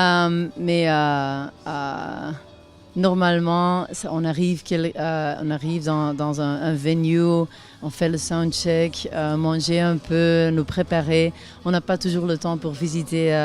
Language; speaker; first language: French; non-native, local second language; Dutch